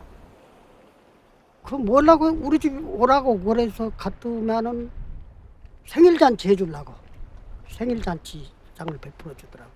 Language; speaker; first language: Korean; native; Korean